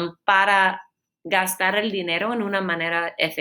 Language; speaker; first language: Spanish; non-native, fluent; English